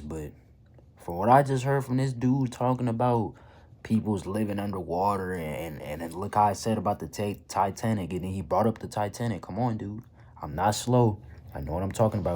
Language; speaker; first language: English; native; English